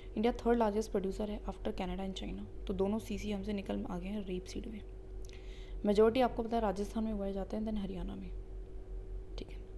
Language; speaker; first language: Hindi; native; Hindi